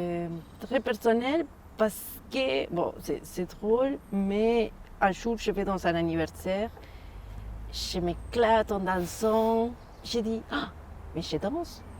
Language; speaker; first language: French; non-native, fluent; Spanish